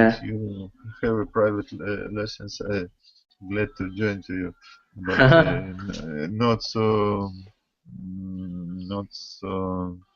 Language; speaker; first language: English; non-native, learner; Russian